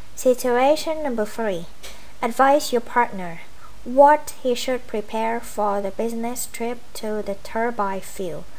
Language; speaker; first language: English; non-native, fluent; Vietnamese